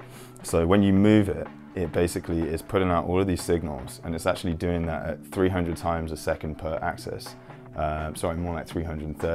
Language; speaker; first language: English; native; English